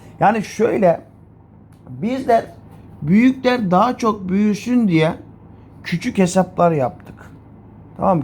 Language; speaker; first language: Turkish; native; Turkish